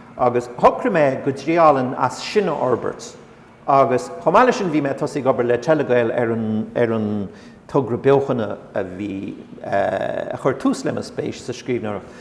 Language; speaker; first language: Irish; non-native, local second language; English